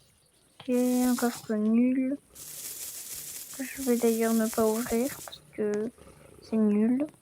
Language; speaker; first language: French; native; French